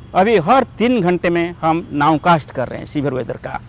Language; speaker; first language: Hindi; non-native, local second language; Odia